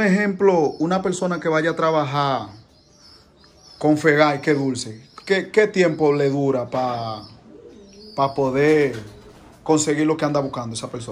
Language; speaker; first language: Spanish; native; Spanish